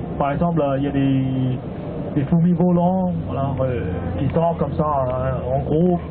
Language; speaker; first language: French; non-native, fluent; Cantonese